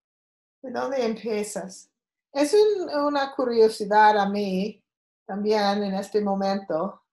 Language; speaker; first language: Spanish; non-native, learner; English